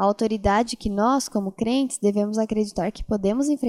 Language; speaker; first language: Portuguese; native; Portuguese